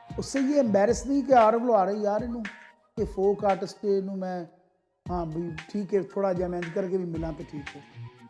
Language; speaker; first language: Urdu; non-native, local second language; Punjabi